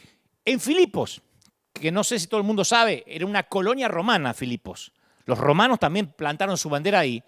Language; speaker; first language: Spanish; native; Spanish